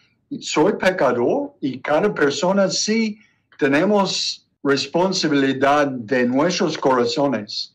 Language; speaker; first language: Spanish; non-native, learner; English